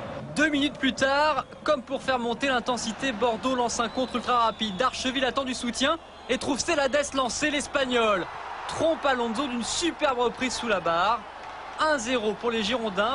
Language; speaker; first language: French; native; French